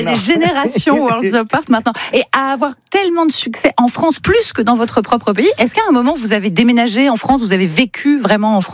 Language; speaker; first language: French; native; French